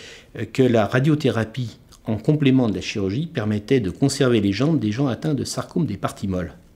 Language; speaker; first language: French; native; French